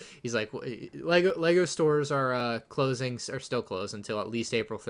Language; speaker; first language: English; native; English